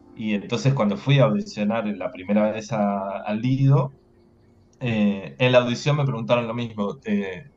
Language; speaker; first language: Spanish; native; Spanish